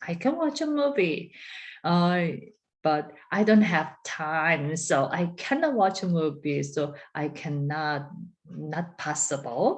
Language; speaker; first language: English; non-native, fluent; Korean